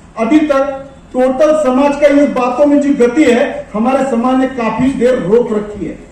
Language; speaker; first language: Hindi; non-native, local second language; Marwari